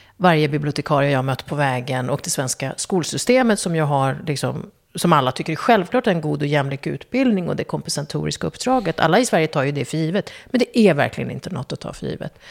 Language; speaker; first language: Swedish; early bilingual, other home language; Kurdish